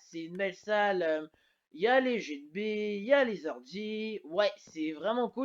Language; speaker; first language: French; native; French